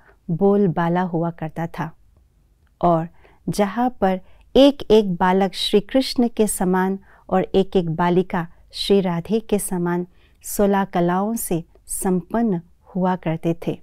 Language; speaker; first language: Hindi; native; Hindi